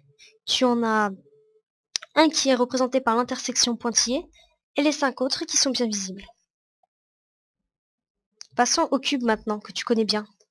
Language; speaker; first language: French; native; French